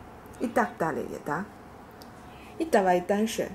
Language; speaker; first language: Russian; non-native, learner; Chinese